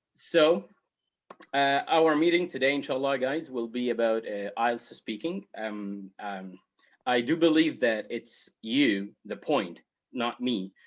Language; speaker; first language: English; non-native, fluent; Arabic